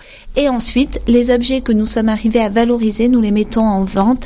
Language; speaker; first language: French; native; French